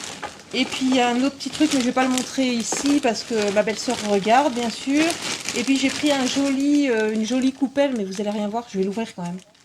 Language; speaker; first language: French; native; French